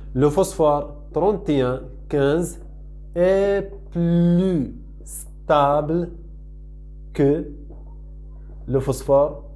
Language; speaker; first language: French; non-native, local second language; Arabic